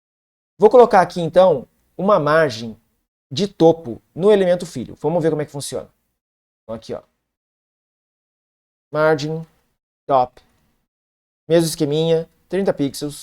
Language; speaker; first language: Portuguese; native; Portuguese